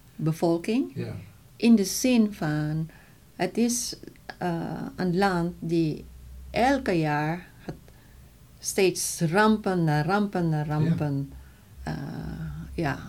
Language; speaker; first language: Dutch; non-native, fluent; Filipino